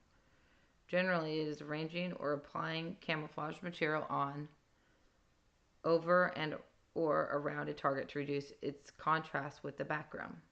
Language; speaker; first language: English; native; English